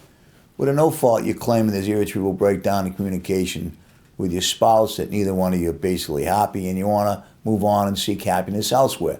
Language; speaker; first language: English; native; English